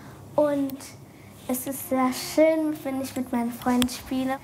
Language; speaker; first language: German; early bilingual, other home language; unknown